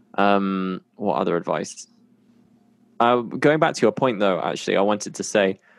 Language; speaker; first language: English; native; English